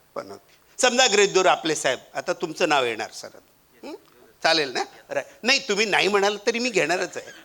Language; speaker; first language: Marathi; non-native, local second language; Marwari